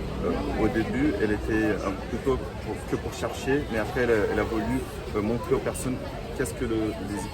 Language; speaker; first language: French; non-native, fluent; Portuguese